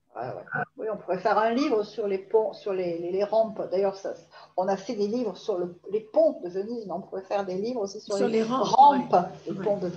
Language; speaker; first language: French; native; French